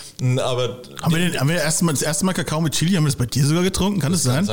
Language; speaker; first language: German; native; German